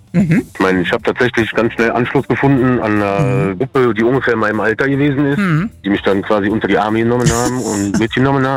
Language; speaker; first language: German; native; German